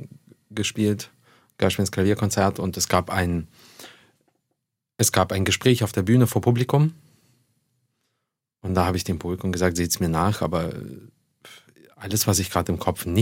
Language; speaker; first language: German; early bilingual, other home language; Russian